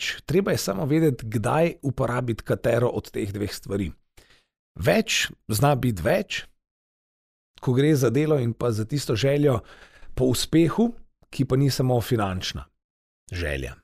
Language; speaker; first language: Slovenian; native; Slovenian